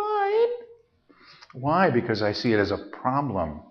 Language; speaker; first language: English; native; English